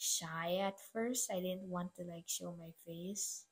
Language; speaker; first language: English; non-native, local second language; Filipino